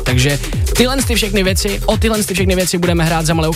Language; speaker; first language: Czech; native; Czech